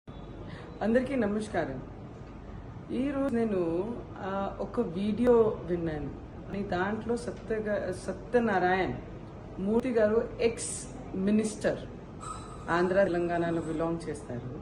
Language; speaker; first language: Telugu; non-native, local second language; Hindi